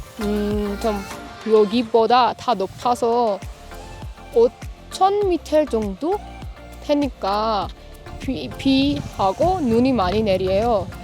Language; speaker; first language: Korean; non-native, learner; Persian